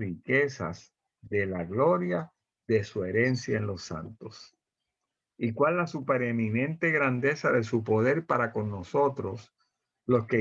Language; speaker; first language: Spanish; native; Spanish